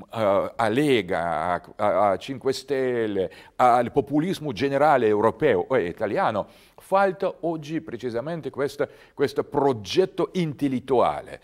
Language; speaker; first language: Italian; non-native, learner; Russian